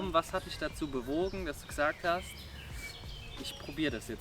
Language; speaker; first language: German; native; German